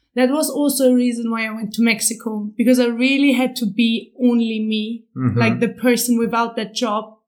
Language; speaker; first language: English; non-native, fluent; German